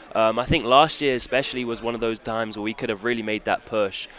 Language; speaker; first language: English; native; English